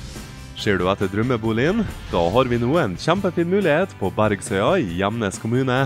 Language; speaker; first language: Norwegian; native; Norwegian